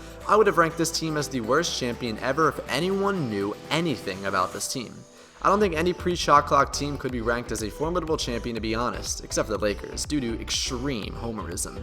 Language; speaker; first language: English; native; English